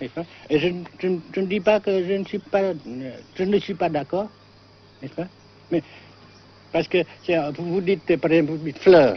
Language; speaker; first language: French; non-native, local second language; Vietnamese